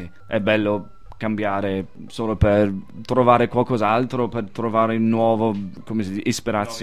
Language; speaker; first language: Italian; non-native, fluent; English